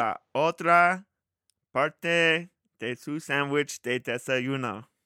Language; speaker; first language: Spanish; non-native, learner; English